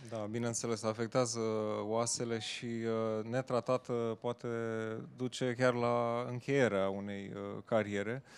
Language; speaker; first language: Romanian; native; Romanian